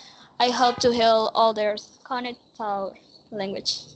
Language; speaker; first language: English; non-native, learner; Spanish